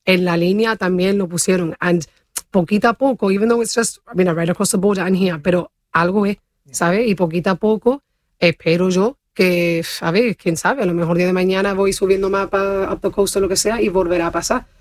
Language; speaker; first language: Spanish; early bilingual, heritage; Spanish